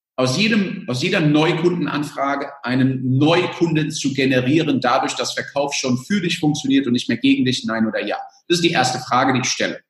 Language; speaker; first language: German; early bilingual, other home language; Spanish